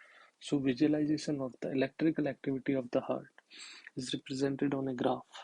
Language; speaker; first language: English; non-native, local second language; Hindi